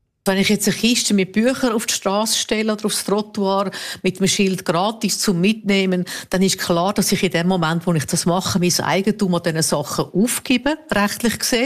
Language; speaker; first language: German; native; German